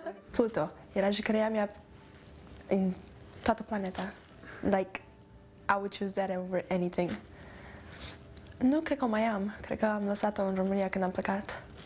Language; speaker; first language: Romanian; early bilingual, heritage; Romanian